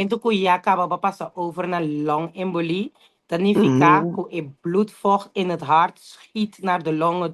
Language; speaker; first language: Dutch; non-native, local second language; Papiamento